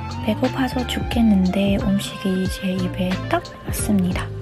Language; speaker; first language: Korean; non-native, learner; Burmese